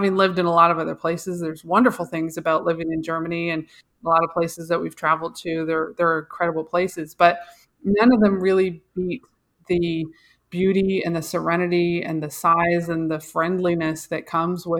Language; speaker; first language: English; native; English